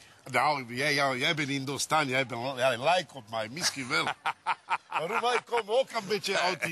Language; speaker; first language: Dutch; non-native, learner; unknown